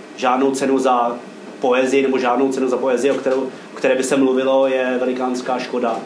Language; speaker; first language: Czech; native; Czech